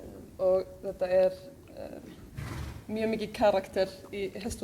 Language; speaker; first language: Icelandic; non-native, fluent; Swedish